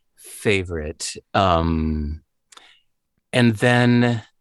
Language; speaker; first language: English; native; English